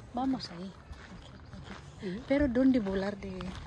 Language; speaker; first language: Spanish; non-native, learner; Filipino